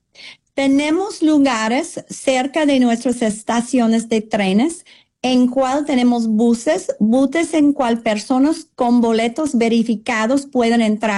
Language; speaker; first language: Spanish; non-native, fluent; English